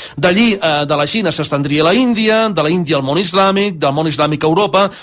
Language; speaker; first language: Catalan; native; Catalan